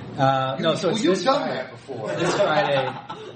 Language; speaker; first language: English; native; English